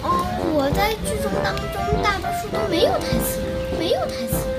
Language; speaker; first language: Chinese; native; Chinese